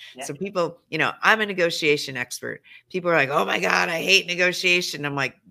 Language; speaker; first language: English; native; English